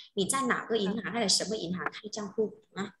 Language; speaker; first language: Vietnamese; native; Vietnamese